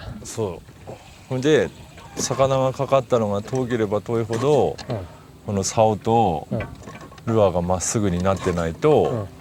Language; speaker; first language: Japanese; native; Japanese